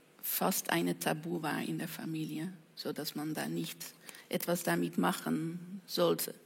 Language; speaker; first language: German; non-native, fluent; Dutch